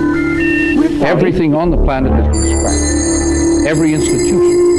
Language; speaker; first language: English; native; English